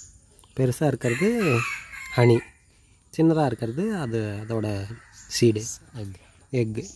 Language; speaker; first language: Tamil; native; Tamil